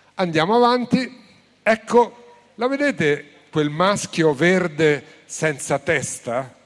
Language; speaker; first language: Italian; native; Italian